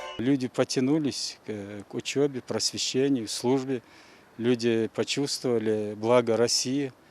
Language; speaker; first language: Russian; non-native, local second language; Ingush